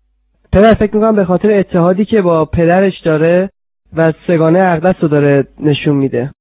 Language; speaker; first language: Persian; native; Persian